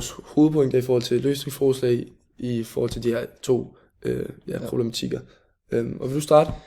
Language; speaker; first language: Danish; native; Danish